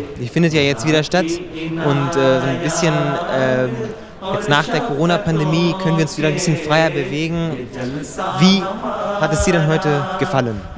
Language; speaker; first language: German; native; German